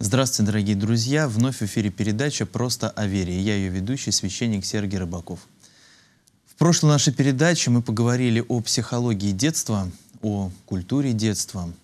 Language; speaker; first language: Russian; native; Russian